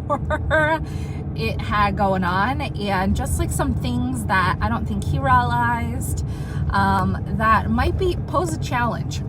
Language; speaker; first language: English; native; English